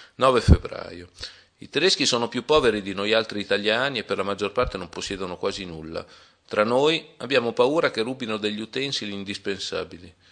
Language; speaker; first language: Italian; native; Italian